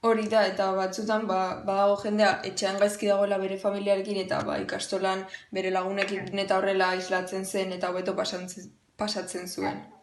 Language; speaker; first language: Basque; non-native, local second language; Spanish